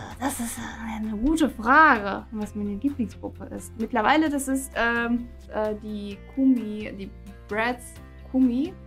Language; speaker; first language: German; non-native, fluent; Russian